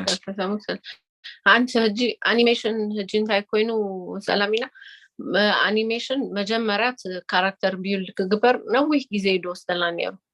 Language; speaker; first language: Tigrinya; early bilingual, heritage; Tigrinya